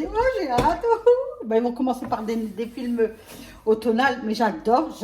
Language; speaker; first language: French; native; French